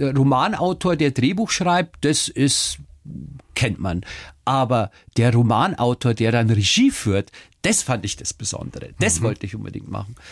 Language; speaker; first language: German; early bilingual, other home language; Turkish